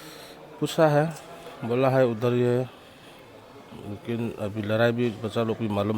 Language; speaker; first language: Hindi; non-native, local second language; Manipuri